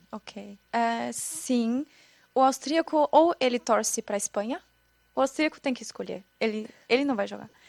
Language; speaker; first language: Portuguese; non-native, fluent; German